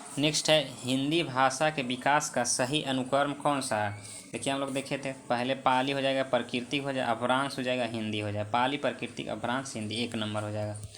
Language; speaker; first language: Hindi; native; Hindi